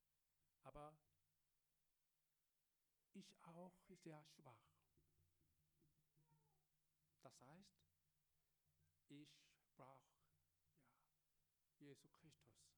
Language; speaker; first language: German; non-native, learner; Korean